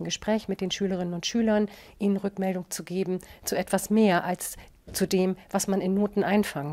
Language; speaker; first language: German; native; German